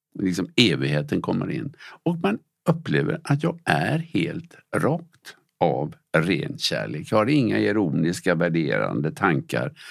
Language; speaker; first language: Swedish; native; Swedish